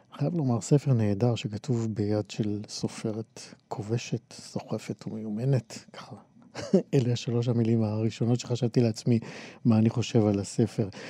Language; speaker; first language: Hebrew; native; Hebrew